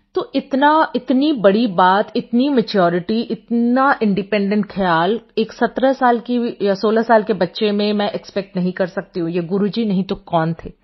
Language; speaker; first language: Hindi; non-native, local second language; Bangla